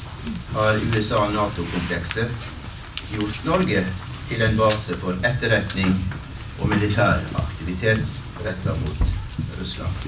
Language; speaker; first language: Norwegian; native; Norwegian